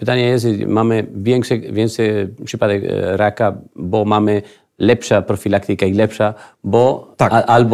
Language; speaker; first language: Polish; non-native, learner; Spanish